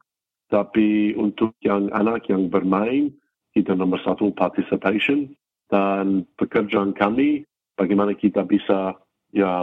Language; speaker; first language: Indonesian; non-native, fluent; English